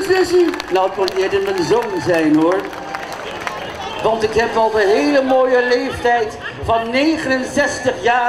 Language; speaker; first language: Dutch; native; Dutch